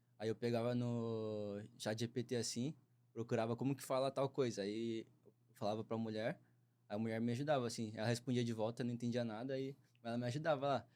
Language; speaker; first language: Portuguese; native; Portuguese